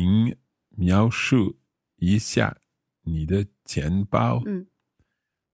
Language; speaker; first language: Chinese; non-native, learner; English